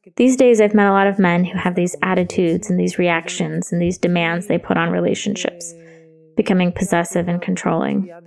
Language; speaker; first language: English; non-native, fluent; Greek